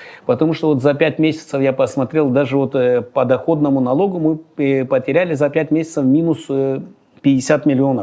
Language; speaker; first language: Russian; non-native, local second language; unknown